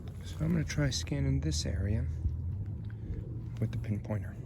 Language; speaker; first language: English; native; English